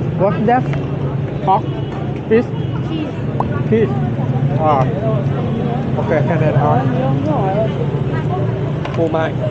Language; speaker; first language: English; non-native, learner; Thai